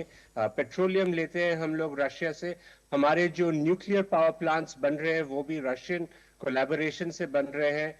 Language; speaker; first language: Hindi; native; Hindi